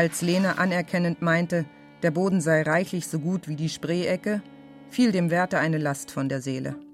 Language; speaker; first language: German; native; German